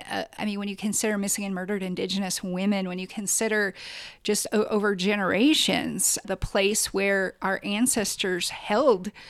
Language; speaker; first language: English; native; English